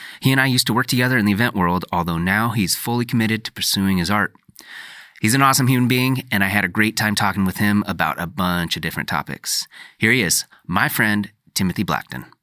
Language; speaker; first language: English; native; English